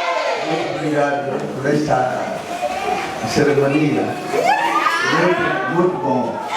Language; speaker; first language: Portuguese; non-native, learner; Lingala